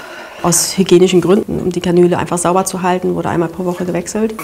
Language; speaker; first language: German; native; German